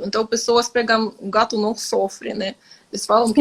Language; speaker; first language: Portuguese; non-native, fluent; Ukrainian